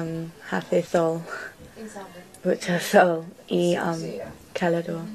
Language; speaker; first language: Spanish; non-native, learner; English